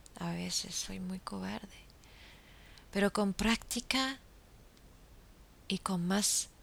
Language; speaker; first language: Spanish; non-native, fluent; English